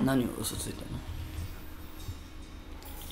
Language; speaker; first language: Japanese; native; Japanese